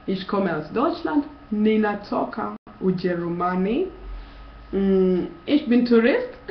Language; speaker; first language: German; non-native, fluent; Swahili